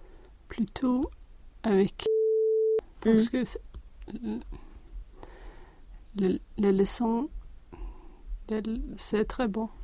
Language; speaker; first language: French; non-native, learner; Swedish